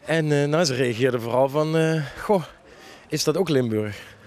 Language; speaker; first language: Dutch; native; Dutch